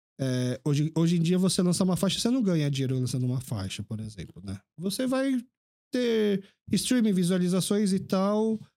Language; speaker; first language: Portuguese; early bilingual, other home language; Korean